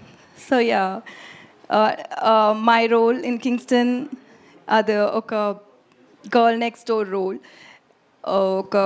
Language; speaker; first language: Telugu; non-native, learner; Tamil